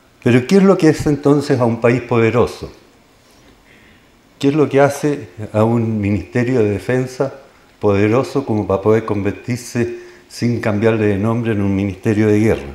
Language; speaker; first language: Spanish; native; Spanish